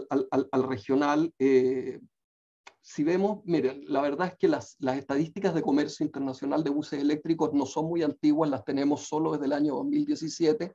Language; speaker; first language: Spanish; native; Spanish